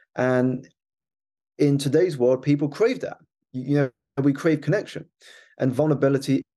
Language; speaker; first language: English; native; English